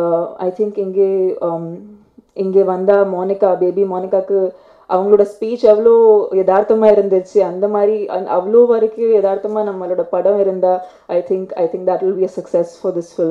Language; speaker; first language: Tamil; non-native, fluent; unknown